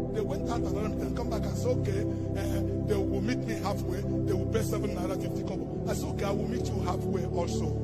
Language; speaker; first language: English; non-native, local second language; Igbo